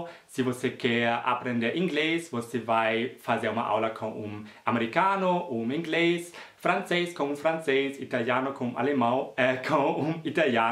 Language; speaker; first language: Portuguese; non-native, fluent; German